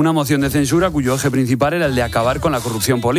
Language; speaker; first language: Spanish; native; Spanish